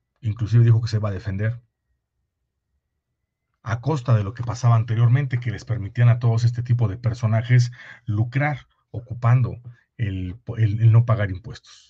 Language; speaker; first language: Spanish; native; Spanish